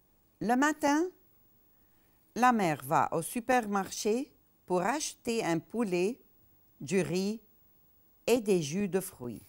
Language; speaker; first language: French; non-native, fluent; Arabic